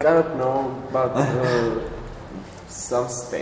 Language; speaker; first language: English; non-native, learner; Czech